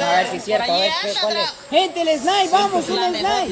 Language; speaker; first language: Spanish; native; Spanish